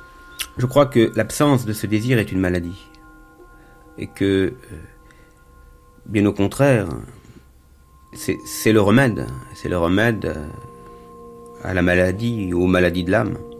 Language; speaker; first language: French; native; French